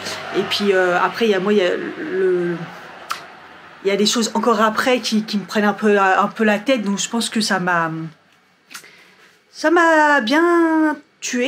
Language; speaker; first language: French; native; French